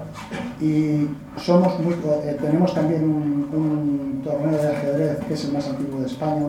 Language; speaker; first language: Spanish; native; Spanish